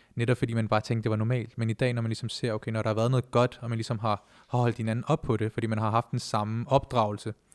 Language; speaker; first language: Danish; early bilingual, other home language; Punjabi